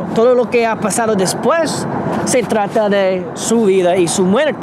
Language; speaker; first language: Spanish; non-native, fluent; English